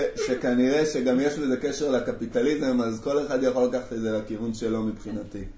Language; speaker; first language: Hebrew; early bilingual, other home language; Amharic